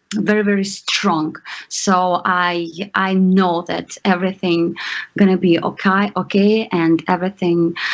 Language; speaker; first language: English; non-native, learner; Ukrainian